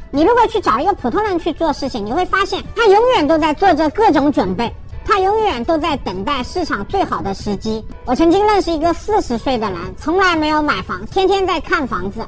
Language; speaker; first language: Chinese; native; Chinese